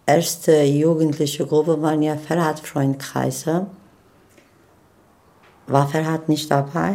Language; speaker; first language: German; non-native, learner; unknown